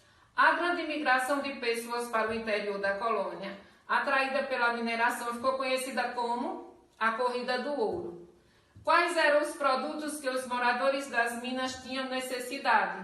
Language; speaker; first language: Portuguese; native; Portuguese